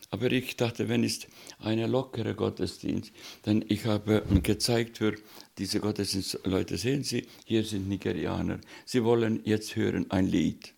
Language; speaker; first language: German; non-native, fluent; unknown